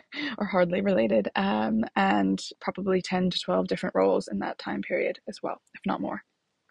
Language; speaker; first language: English; native; English